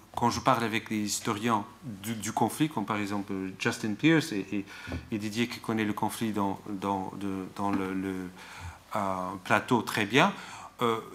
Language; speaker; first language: French; non-native, fluent; Portuguese